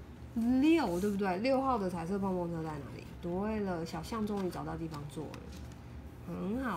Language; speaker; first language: Chinese; native; Chinese